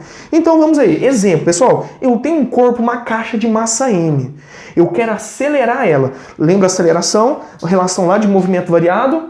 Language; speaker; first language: Portuguese; native; Portuguese